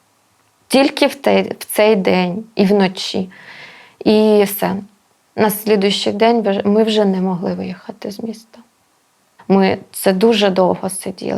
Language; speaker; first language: Ukrainian; non-native, local second language; Russian